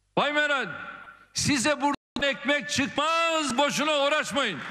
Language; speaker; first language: Turkish; native; Turkish